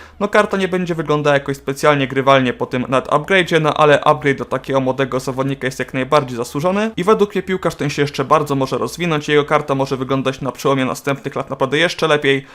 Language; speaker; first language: Polish; native; Polish